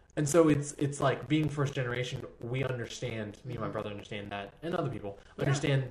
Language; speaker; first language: English; early bilingual, other home language; Spanish